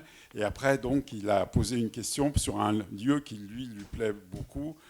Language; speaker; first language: French; native; French